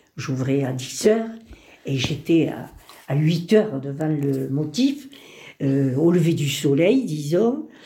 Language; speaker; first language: French; early bilingual, other home language; Spanish